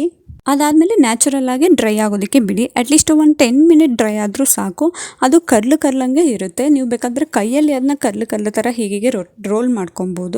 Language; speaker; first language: Kannada; native; Kannada